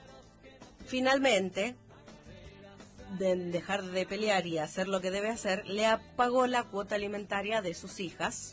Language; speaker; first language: Spanish; native; Spanish